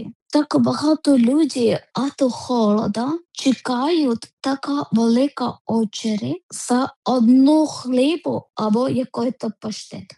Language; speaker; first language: Ukrainian; non-native, learner; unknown